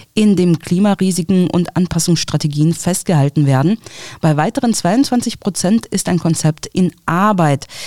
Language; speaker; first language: German; early bilingual, other home language; Russian